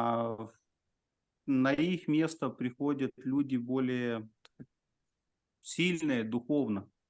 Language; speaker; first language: Russian; native; Russian